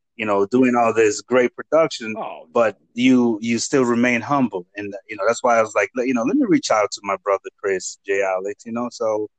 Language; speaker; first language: English; non-native, local second language; Igbo